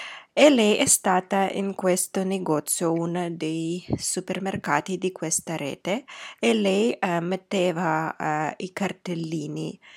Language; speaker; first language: Italian; non-native, fluent; Russian